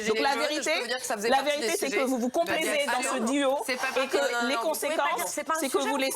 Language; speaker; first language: French; native; French